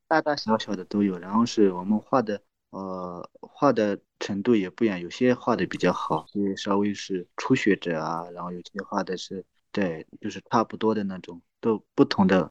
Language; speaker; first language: Chinese; non-native, local second language; Tibetan